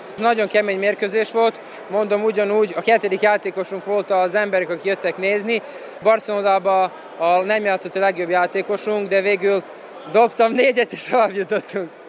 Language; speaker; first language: Hungarian; native; Hungarian